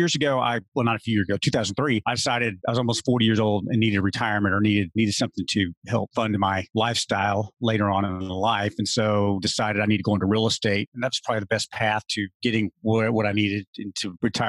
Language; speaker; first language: English; native; English